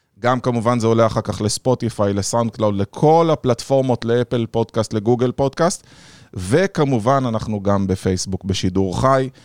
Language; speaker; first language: Hebrew; native; Hebrew